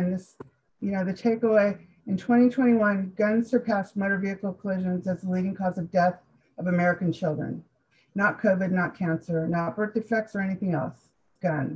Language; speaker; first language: English; native; English